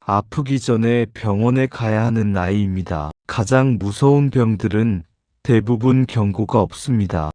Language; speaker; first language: Korean; native; Korean